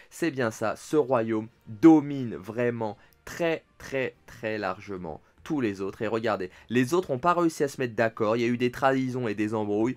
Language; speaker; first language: French; native; French